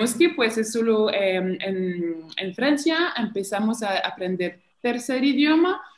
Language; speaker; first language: Spanish; non-native, fluent; French